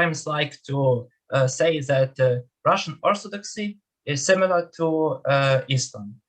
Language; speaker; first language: English; non-native, fluent; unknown